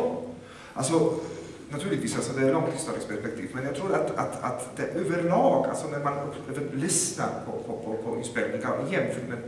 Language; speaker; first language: Swedish; non-native, fluent; Polish